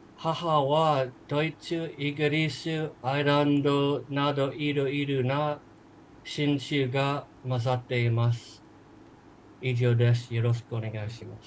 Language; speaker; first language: Japanese; non-native, learner; English